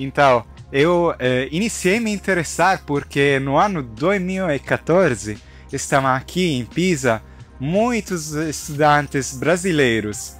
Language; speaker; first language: Portuguese; non-native, learner; Italian